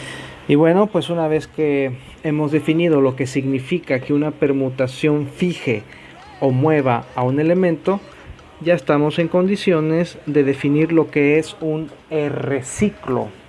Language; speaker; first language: Spanish; native; Spanish